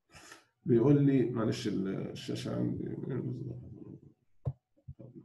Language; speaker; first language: Arabic; native; Arabic